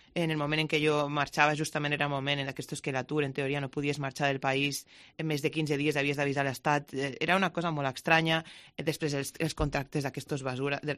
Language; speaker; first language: Catalan; non-native, local second language; Spanish